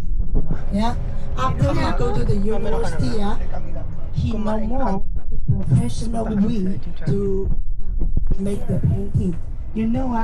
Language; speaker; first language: English; non-native, learner; Chinese